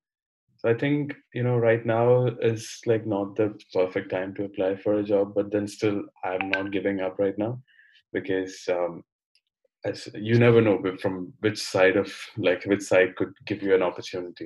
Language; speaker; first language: English; non-native, local second language; Malayalam